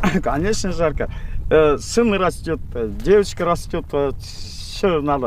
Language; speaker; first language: Russian; non-native, local second language; Kazakh